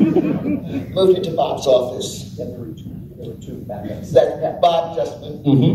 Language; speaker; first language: English; native; English